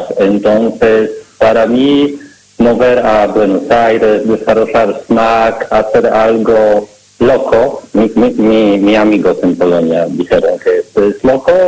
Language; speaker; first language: Spanish; non-native, learner; Polish